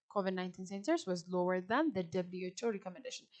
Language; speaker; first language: English; non-native, local second language; Amharic